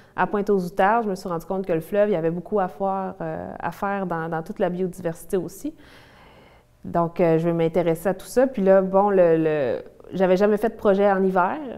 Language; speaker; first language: French; native; French